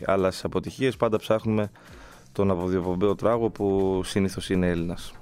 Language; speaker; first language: Greek; native; Greek